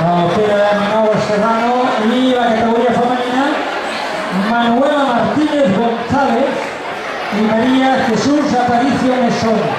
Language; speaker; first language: Catalan; native; Catalan